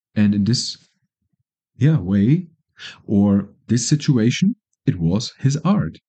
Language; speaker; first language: English; non-native, fluent; German